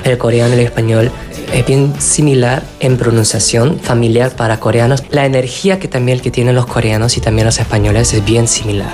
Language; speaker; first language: Spanish; non-native, fluent; Korean